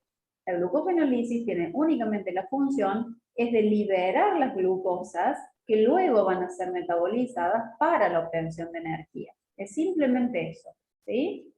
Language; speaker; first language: Spanish; native; Spanish